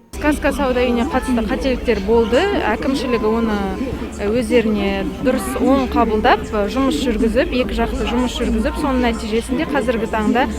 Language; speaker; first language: Kazakh; native; Kazakh